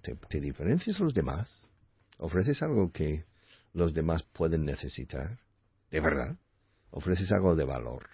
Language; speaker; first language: Spanish; non-native, fluent; English